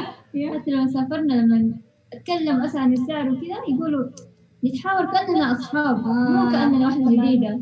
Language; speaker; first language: Arabic; early bilingual, other home language; Indonesian